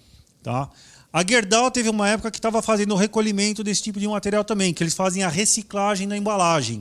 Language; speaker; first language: Portuguese; native; Portuguese